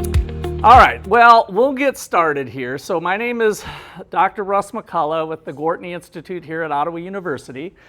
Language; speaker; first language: English; native; English